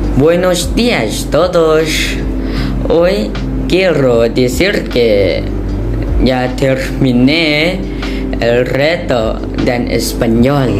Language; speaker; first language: Spanish; non-native, learner; Thai